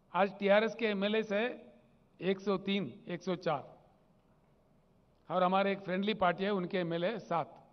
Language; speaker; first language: Hindi; non-native, local second language; Telugu